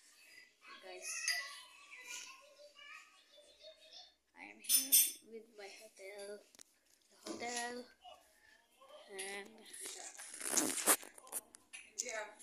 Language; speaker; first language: English; non-native, local second language; Filipino